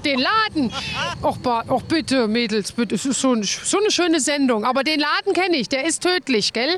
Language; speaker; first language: German; native; German